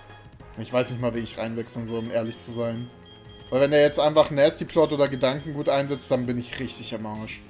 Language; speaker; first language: German; native; German